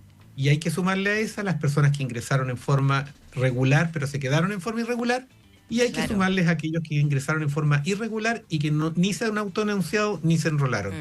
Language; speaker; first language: Spanish; native; Spanish